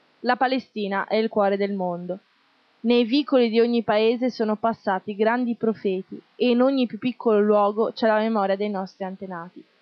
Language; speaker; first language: Italian; non-native, fluent; Arabic